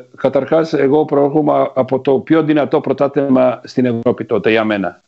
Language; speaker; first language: Greek; non-native, fluent; Serbian